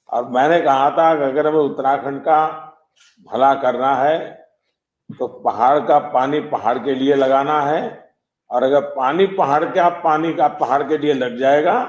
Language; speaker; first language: Hindi; non-native, local second language; Gujarati